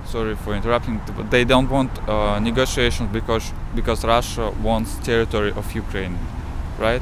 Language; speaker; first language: English; non-native, fluent; Russian